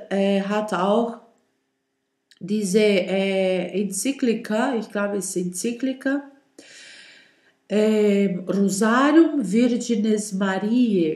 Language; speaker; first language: German; non-native, learner; Portuguese